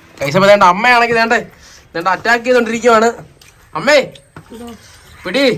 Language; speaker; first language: Malayalam; native; Malayalam